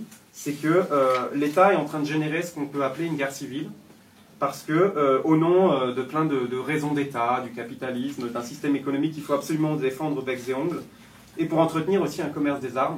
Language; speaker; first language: French; native; French